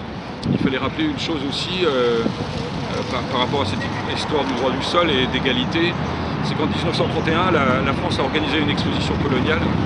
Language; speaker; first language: French; native; French